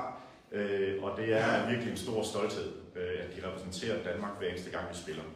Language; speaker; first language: Danish; native; Danish